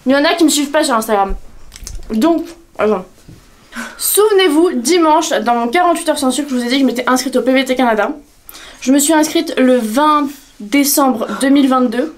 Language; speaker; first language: French; native; French